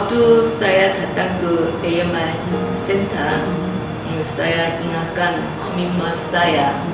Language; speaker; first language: Indonesian; non-native, learner; Korean